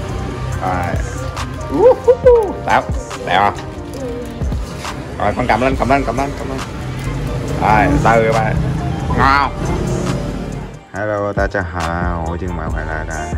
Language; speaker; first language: Chinese; non-native, learner; Vietnamese